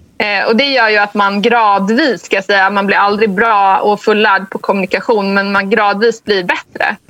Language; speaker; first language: Swedish; native; Swedish